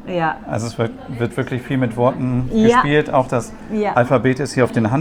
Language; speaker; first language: German; native; German